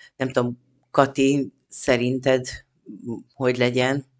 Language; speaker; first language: Hungarian; native; Hungarian